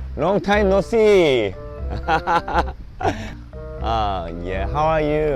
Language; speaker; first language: English; non-native, learner; Korean